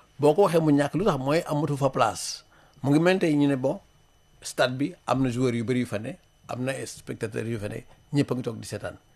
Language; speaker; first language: Wolof; non-native, local second language; Serer